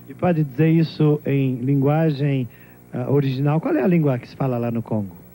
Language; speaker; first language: Portuguese; native; Portuguese